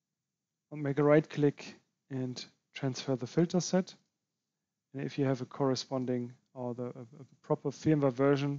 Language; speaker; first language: English; non-native, fluent; German